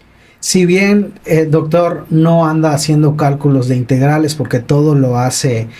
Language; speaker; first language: Spanish; native; Spanish